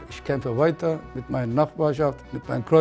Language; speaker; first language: German; non-native, learner; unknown